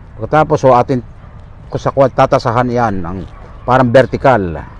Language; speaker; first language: Filipino; native; Filipino